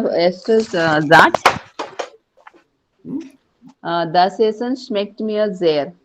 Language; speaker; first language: German; non-native, learner; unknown